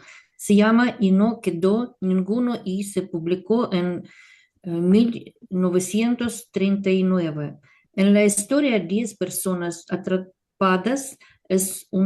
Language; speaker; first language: Spanish; non-native, learner; Russian